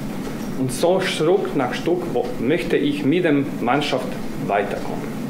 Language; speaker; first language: German; non-native, fluent; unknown